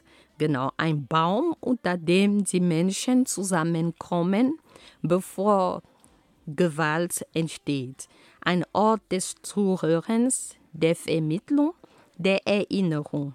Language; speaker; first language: German; non-native, fluent; Ghomala